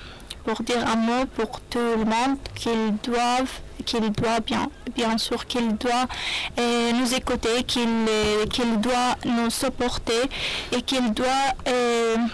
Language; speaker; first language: French; non-native, learner; Arabic